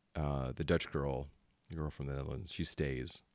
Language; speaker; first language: English; early bilingual, other home language; Filipino